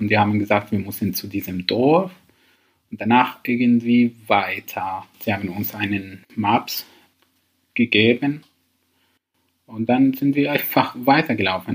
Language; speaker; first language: German; non-native, learner; Arabic